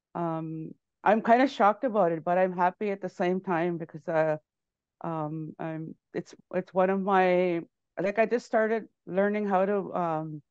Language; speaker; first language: English; native; English